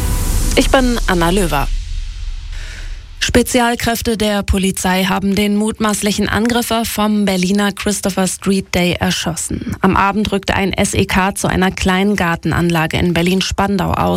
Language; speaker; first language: German; native; German